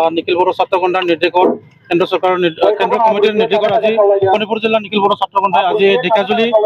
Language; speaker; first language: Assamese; non-native, local second language; Bodo